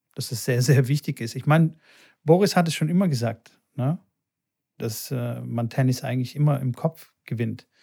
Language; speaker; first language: German; early bilingual, other home language; Bulgarian